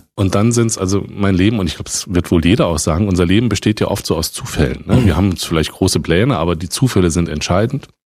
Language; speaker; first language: German; native; German